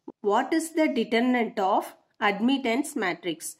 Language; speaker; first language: English; non-native, local second language; Tamil